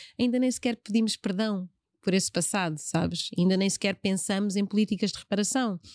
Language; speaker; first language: Portuguese; native; Portuguese